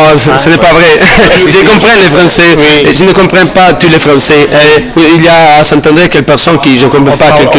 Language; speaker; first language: French; non-native, learner; Italian